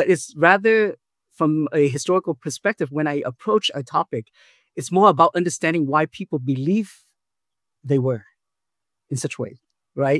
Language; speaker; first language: English; early bilingual, other home language; Vietnamese